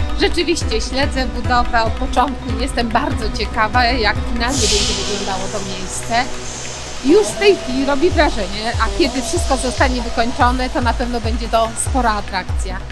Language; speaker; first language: Polish; native; Polish